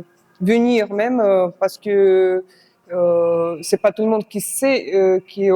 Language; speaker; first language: French; non-native, fluent; Russian